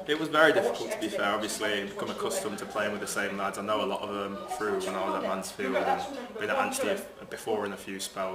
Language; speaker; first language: English; early bilingual, other home language; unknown